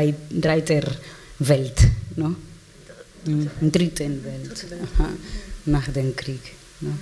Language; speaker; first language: German; non-native, learner; Spanish